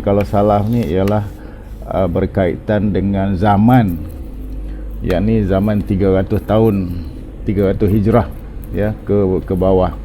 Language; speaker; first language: Malay; native; Malay